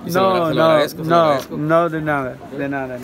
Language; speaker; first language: Spanish; non-native, learner; English